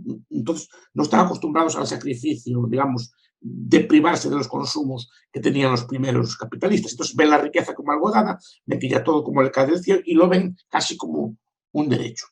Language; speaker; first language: Spanish; native; Spanish